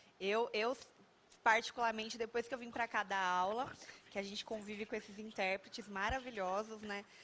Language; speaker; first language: Portuguese; native; Portuguese